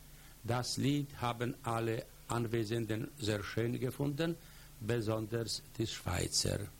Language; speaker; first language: German; non-native, fluent; Polish